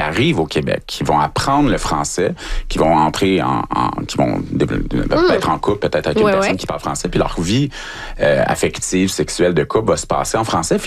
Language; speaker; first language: French; native; French